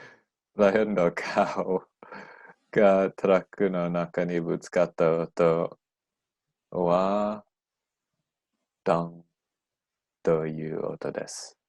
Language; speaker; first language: Japanese; non-native, learner; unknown